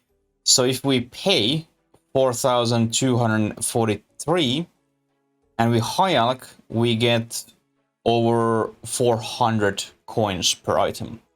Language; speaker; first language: English; non-native, learner; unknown